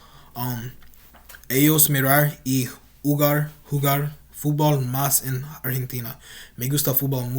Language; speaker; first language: Spanish; non-native, learner; English